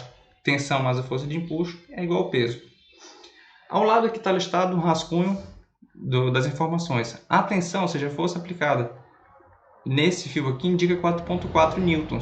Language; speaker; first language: Portuguese; native; Portuguese